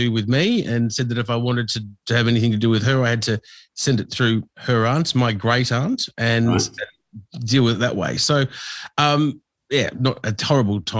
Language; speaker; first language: English; native; English